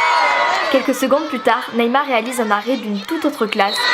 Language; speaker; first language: French; native; French